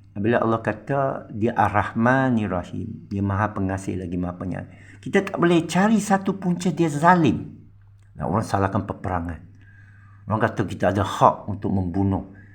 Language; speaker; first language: Malay; non-native, local second language; Min Nan Chinese